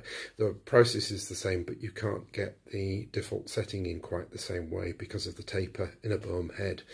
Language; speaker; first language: English; native; English